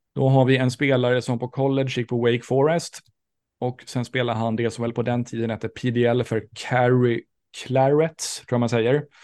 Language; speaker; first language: Swedish; native; Swedish